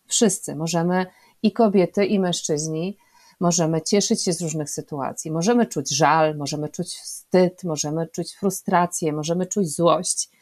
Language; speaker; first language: Polish; native; Polish